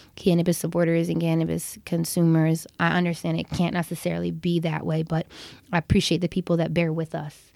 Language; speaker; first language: English; native; English